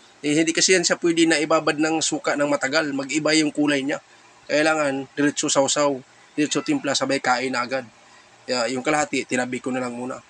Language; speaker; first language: Filipino; non-native, local second language; Cebuano